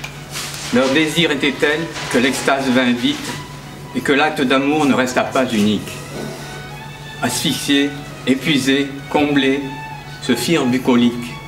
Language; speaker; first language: French; native; French